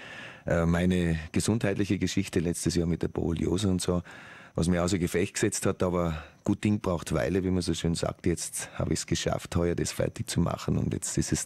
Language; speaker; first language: German; native; German